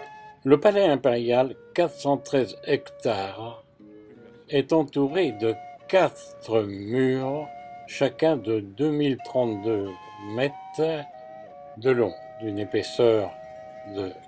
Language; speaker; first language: French; native; French